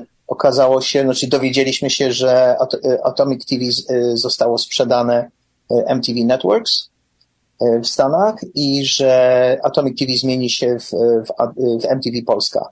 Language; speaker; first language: Polish; early bilingual, heritage; English